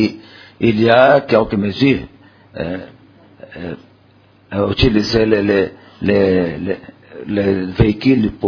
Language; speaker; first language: French; non-native, learner; Portuguese